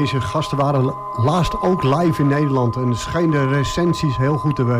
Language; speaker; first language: Dutch; native; Dutch